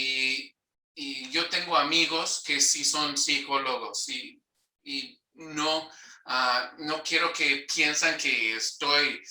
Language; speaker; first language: Spanish; non-native, fluent; English